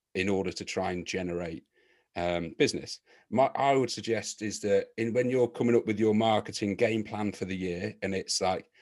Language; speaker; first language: English; native; English